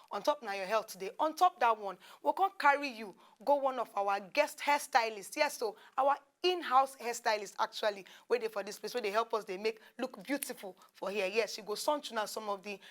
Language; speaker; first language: Nigerian Pidgin; native; Nigerian Pidgin